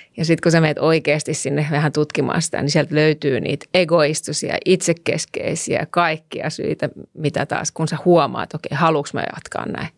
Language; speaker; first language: Finnish; native; Finnish